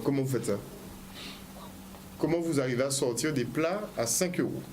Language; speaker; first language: French; native; French